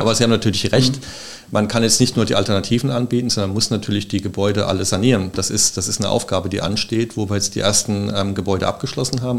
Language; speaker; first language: German; native; German